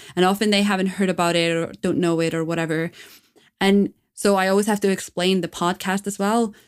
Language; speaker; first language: English; non-native, fluent; Icelandic